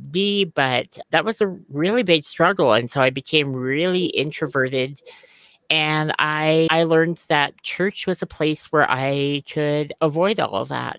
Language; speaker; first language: English; native; English